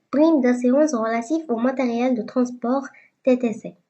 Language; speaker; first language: French; non-native, local second language; Arabic